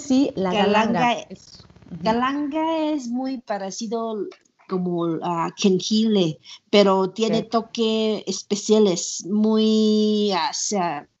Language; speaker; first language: Spanish; non-native, learner; Thai